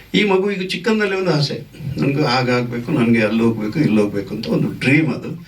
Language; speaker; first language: Kannada; non-native, local second language; Tulu